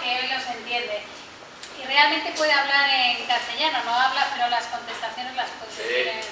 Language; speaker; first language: Spanish; native; Spanish